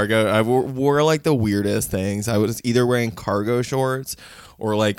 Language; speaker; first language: English; native; English